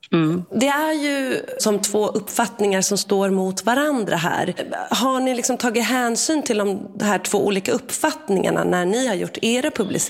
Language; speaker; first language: Swedish; native; Swedish